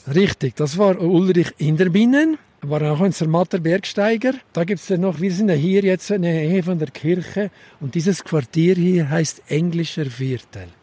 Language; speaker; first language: German; native; German